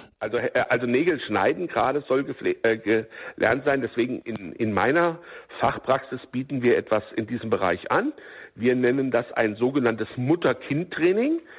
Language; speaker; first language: German; native; German